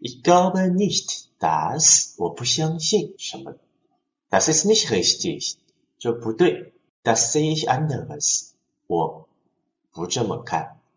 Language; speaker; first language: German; non-native, fluent; Chinese